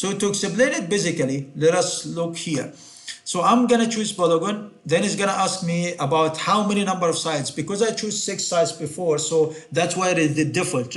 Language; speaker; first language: English; non-native, fluent; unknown